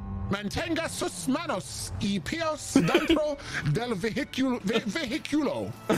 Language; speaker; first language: Spanish; non-native, learner; English